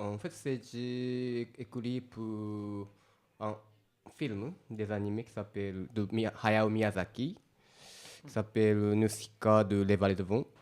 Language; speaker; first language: French; non-native, learner; Japanese